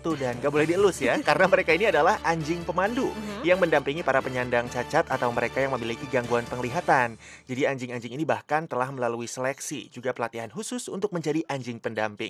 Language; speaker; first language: Indonesian; native; Indonesian